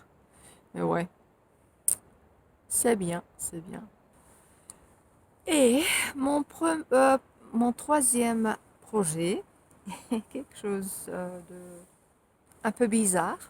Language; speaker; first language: French; non-native, fluent; Finnish